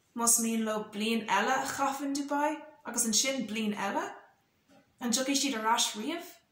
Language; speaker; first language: Irish; non-native, local second language; English